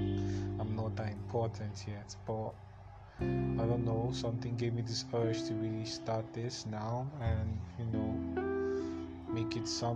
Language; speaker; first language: English; non-native, local second language; Igbo